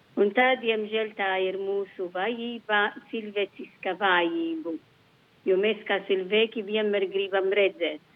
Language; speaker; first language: Latvian; non-native, learner; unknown